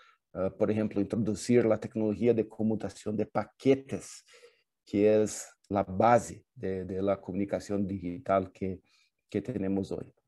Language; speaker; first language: Spanish; non-native, fluent; Portuguese